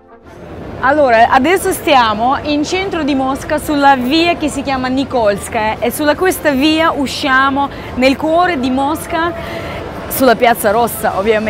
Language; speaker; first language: Italian; non-native, fluent; Russian